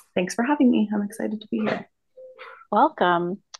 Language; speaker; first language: English; native; English